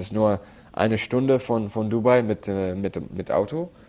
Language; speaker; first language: German; non-native, learner; Arabic